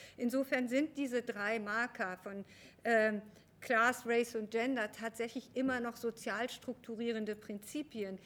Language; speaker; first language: German; early bilingual, other home language; Persian